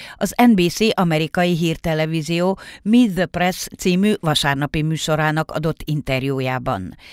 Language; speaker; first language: Hungarian; native; Hungarian